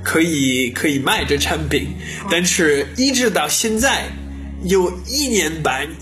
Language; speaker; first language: Chinese; non-native, learner; French